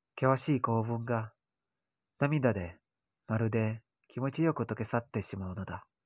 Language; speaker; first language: Japanese; non-native, learner; Indonesian